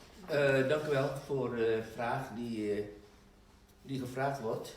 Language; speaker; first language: Dutch; non-native, fluent; Indonesian